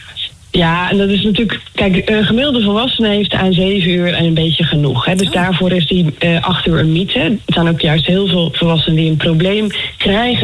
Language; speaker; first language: Dutch; native; Dutch